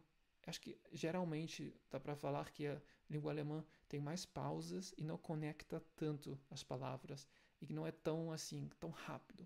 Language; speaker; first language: Portuguese; non-native, fluent; German